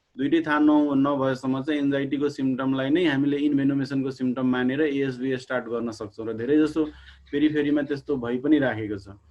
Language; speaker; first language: Nepali; non-native, local second language; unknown